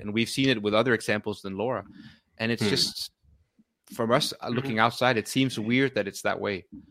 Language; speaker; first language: English; non-native, fluent; Danish